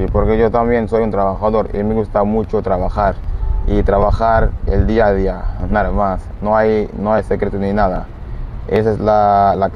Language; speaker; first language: Spanish; non-native, fluent; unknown